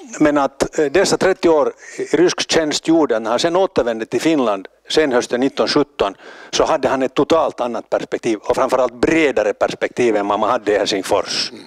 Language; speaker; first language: Swedish; native; Swedish